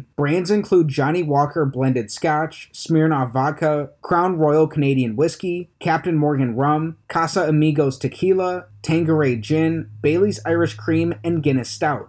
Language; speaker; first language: English; native; English